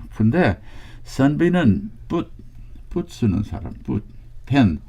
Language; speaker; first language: Korean; non-native, fluent; English